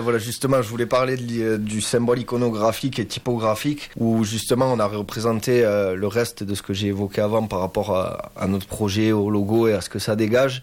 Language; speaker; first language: French; native; French